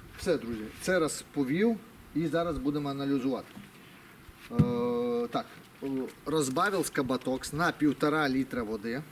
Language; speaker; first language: Ukrainian; non-native, local second language; Russian